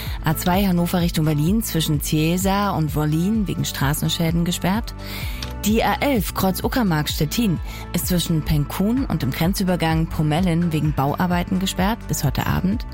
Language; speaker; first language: German; native; German